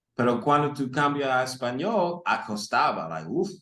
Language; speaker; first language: Spanish; early bilingual, heritage; Spanish